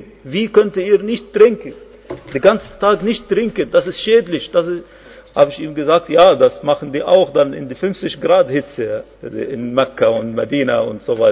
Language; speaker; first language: German; non-native, fluent; Arabic